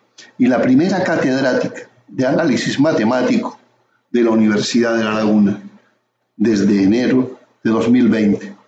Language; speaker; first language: Spanish; native; Spanish